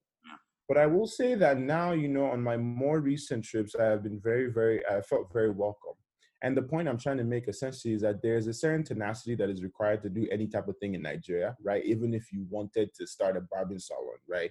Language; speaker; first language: English; non-native, local second language; Yoruba